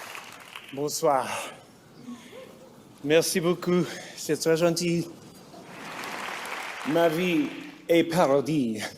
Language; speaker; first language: French; non-native, learner; English